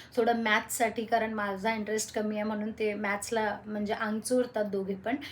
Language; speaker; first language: Marathi; non-native, local second language; Hindi